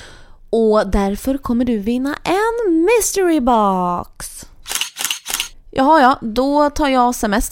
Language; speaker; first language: Swedish; native; Swedish